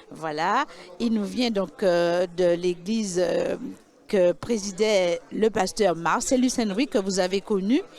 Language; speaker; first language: French; native; French